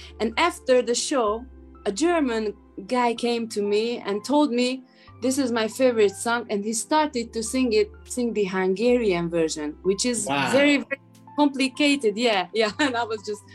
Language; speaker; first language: English; non-native, fluent; Hungarian